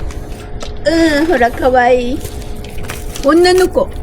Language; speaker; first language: Japanese; native; Japanese